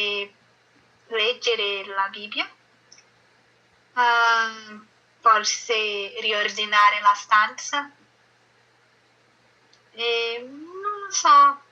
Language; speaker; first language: Italian; non-native, learner; Portuguese